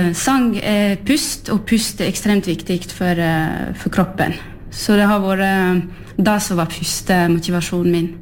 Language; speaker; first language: Norwegian; non-native, fluent; French